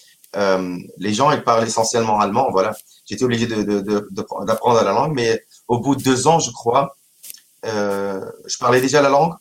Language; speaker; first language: French; non-native, local second language; Arabic